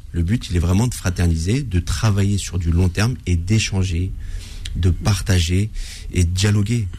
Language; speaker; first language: French; native; French